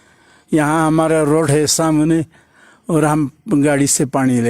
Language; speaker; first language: Hindi; non-native, local second language; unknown